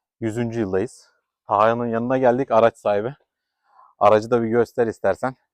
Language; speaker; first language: Turkish; native; Turkish